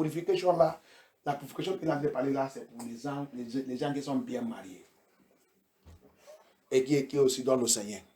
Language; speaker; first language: French; non-native, learner; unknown